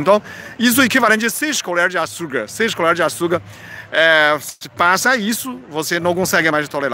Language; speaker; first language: Portuguese; non-native, fluent; Chinese